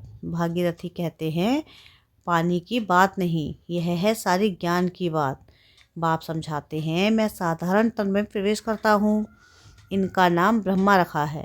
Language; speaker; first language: Hindi; native; Hindi